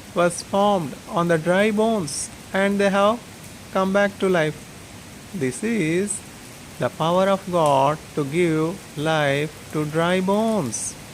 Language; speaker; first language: English; non-native, local second language; Telugu